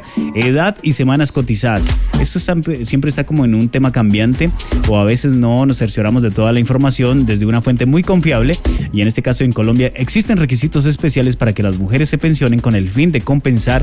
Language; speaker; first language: Spanish; native; Spanish